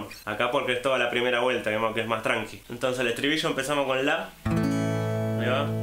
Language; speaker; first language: Spanish; native; Spanish